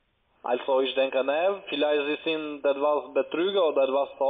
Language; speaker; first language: German; non-native, learner; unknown